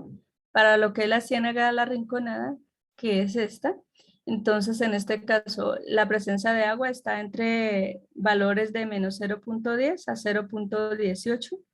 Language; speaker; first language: Spanish; native; Spanish